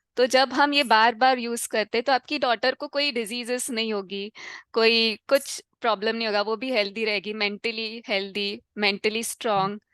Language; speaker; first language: Hindi; non-native, local second language; Tamil